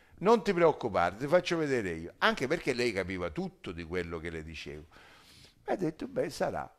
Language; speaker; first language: Italian; native; Italian